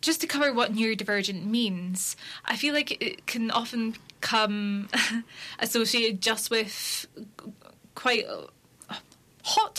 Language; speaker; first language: English; native; English